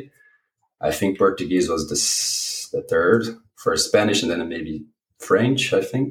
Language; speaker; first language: English; non-native, fluent; Portuguese